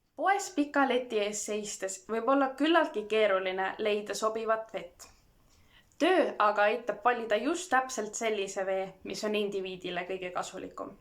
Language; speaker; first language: Estonian; native; Estonian